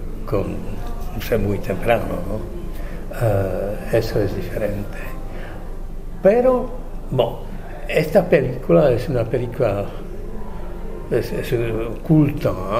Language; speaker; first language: Spanish; non-native, fluent; Czech